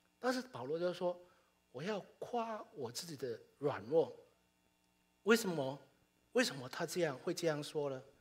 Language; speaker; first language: Chinese; non-native, local second language; Cantonese